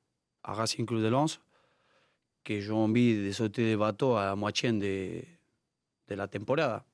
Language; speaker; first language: French; non-native, learner; Spanish